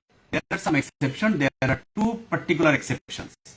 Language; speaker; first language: English; non-native, local second language; Bangla